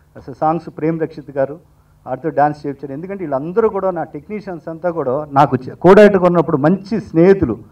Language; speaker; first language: Telugu; native; Telugu